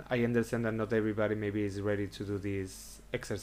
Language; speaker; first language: English; non-native, fluent; Spanish